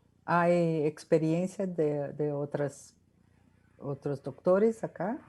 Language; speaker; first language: Spanish; non-native, fluent; Portuguese